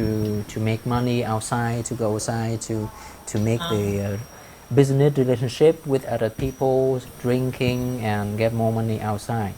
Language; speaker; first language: English; non-native, fluent; Vietnamese